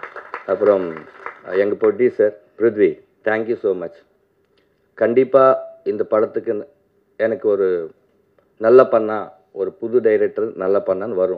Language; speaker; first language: Tamil; non-native, learner; Telugu